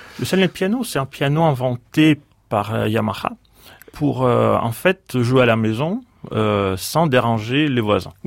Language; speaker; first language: French; non-native, fluent; Greek